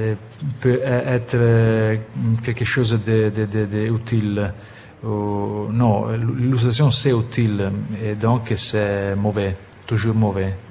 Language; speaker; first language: French; non-native, fluent; Italian